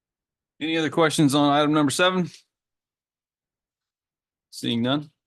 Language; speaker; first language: English; native; English